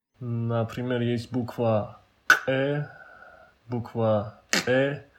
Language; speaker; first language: Russian; non-native, local second language; Avaric